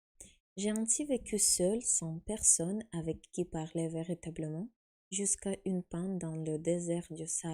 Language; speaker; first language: French; non-native, fluent; Ukrainian